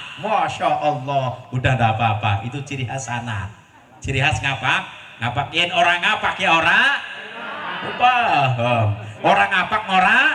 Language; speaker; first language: Indonesian; non-native, local second language; Javanese